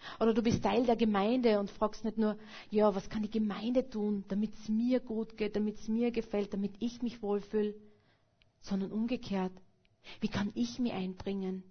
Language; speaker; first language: German; native; German